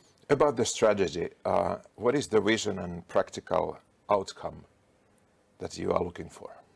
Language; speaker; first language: English; non-native, fluent; Finnish